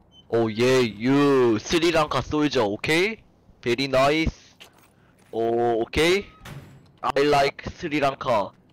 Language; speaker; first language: English; non-native, learner; Korean